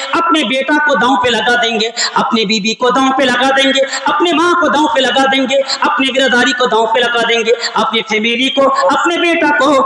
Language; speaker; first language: Urdu; non-native, local second language; Bangla